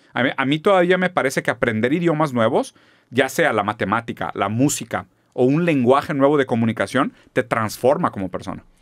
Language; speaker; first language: Spanish; non-native, fluent; German